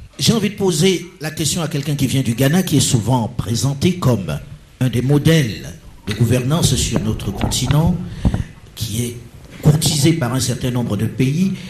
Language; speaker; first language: French; native; French